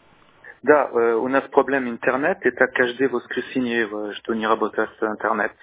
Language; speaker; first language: Russian; non-native, learner; French